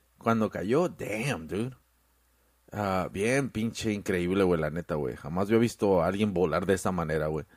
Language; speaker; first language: Spanish; early bilingual, heritage; Spanish